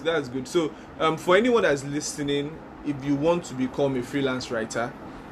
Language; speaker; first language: English; non-native, local second language; Yoruba